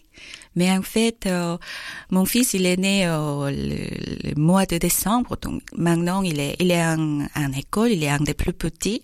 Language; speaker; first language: French; non-native, learner; Korean